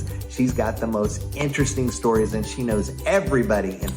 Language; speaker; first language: English; native; English